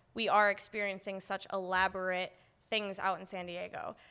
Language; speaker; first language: English; native; English